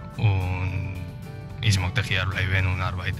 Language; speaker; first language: German; non-native, learner; Spanish